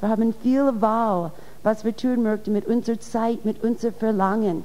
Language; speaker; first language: German; non-native, fluent; English